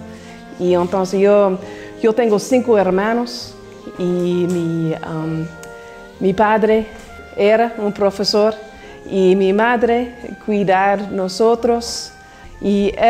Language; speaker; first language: Spanish; non-native, learner; English